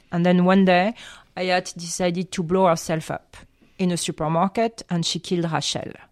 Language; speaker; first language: English; non-native, fluent; French